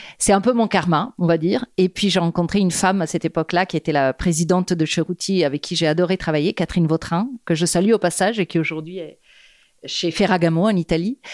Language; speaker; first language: French; non-native, fluent; Italian